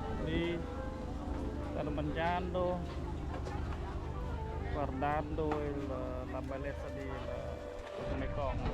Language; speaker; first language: Italian; non-native, fluent; Vietnamese